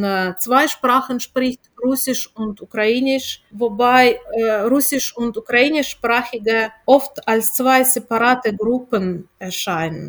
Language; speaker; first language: German; non-native, fluent; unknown